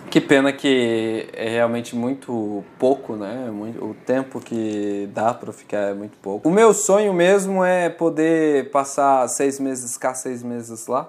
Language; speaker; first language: Portuguese; native; Portuguese